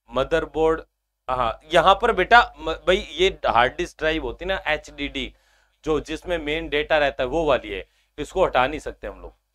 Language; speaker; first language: Hindi; native; Hindi